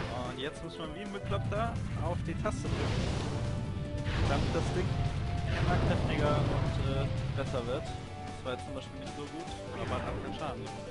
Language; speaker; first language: German; native; German